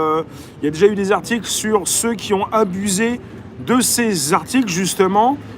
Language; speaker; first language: French; native; French